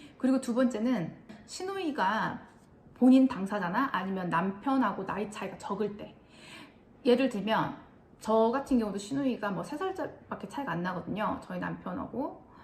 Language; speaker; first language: Korean; native; Korean